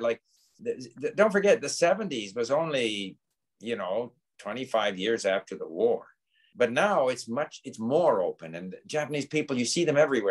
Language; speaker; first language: English; native; English